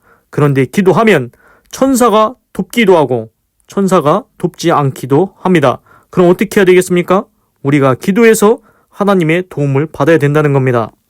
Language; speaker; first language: Korean; native; Korean